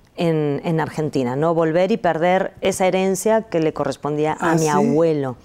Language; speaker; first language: Spanish; native; Spanish